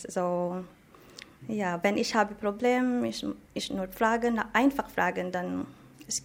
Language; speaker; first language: German; non-native, learner; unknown